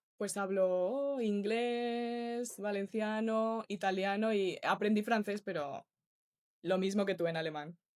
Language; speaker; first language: Spanish; native; Spanish